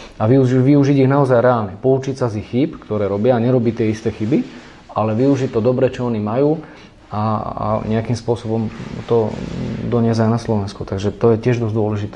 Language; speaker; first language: Slovak; native; Slovak